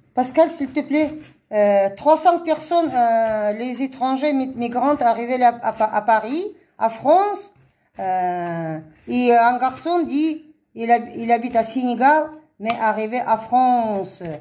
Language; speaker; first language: French; non-native, learner; Russian